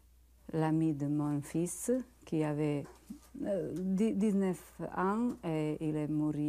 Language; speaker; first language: French; non-native, learner; Bosnian